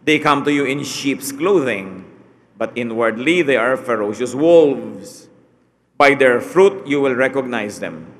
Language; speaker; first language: English; non-native, local second language; Filipino